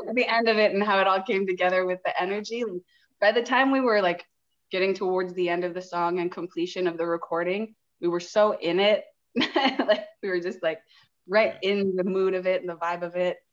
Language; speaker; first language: English; native; English